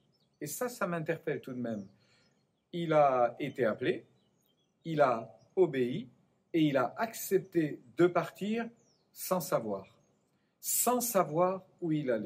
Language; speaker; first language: French; native; French